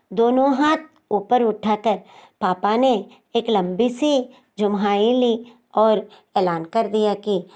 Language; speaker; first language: Hindi; non-native, local second language; Telugu